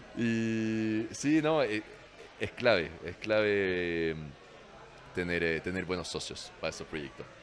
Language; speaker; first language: Spanish; non-native, fluent; French